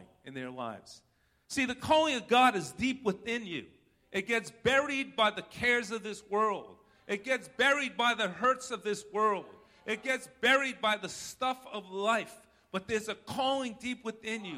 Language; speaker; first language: English; native; English